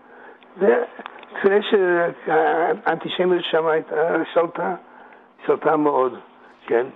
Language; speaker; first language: Hebrew; non-native, fluent; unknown